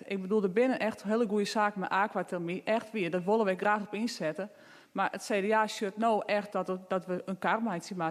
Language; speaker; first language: Dutch; non-native, local second language; Western Frisian